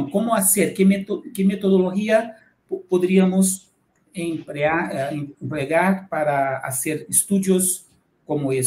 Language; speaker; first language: Spanish; non-native, fluent; Portuguese